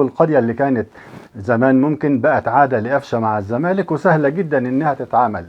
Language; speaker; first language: Arabic; native; Arabic